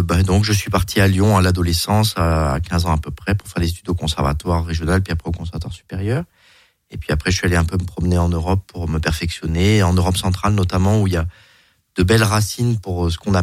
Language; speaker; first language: French; native; French